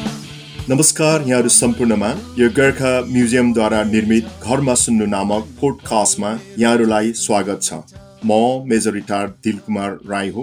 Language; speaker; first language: Nepali; native; Nepali